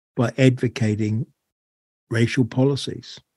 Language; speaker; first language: English; native; English